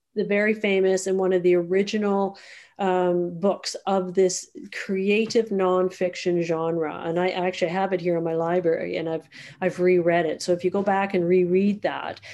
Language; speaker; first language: English; native; English